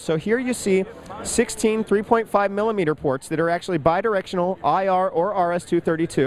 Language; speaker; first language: English; native; English